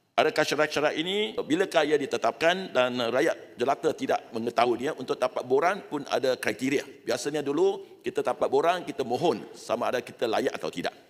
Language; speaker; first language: Malay; non-native, local second language; Chinese